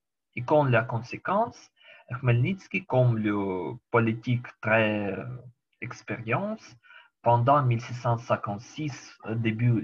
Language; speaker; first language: French; non-native, learner; Ukrainian